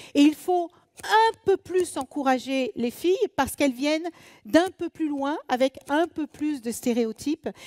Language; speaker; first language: French; native; French